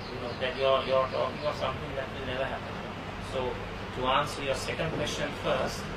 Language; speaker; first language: English; non-native, local second language; Sinhala